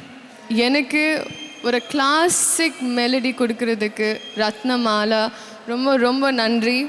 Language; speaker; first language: Tamil; non-native, learner; Telugu